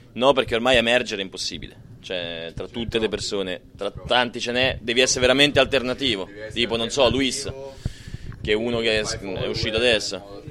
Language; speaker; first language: Italian; early bilingual, other home language; Croatian